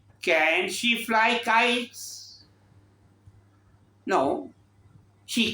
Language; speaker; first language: English; non-native, local second language; Urdu